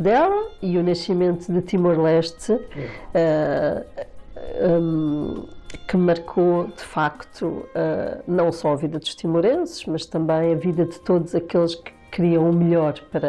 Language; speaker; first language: Portuguese; native; Portuguese